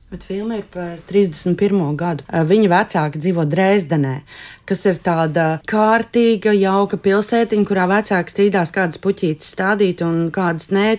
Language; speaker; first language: Latvian; native; Latvian